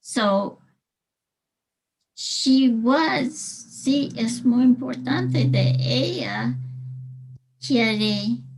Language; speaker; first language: Spanish; early bilingual, heritage; English